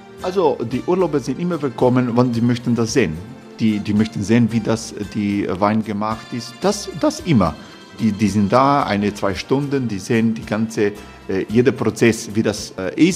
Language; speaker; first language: German; non-native, fluent; Croatian